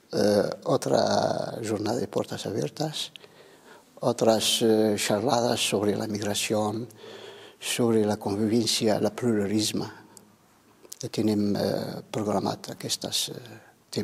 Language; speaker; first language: Catalan; non-native, fluent; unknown